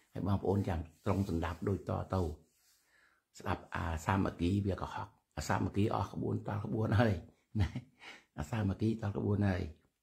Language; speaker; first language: Khmer; native; Khmer